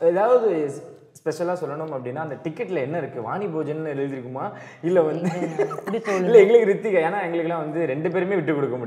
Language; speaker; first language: Tamil; native; Tamil